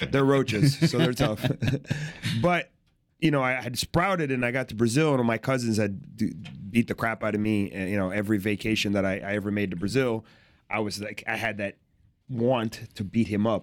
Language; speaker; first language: English; native; English